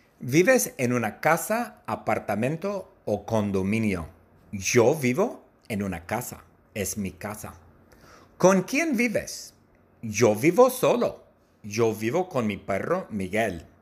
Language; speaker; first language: Spanish; non-native, learner; English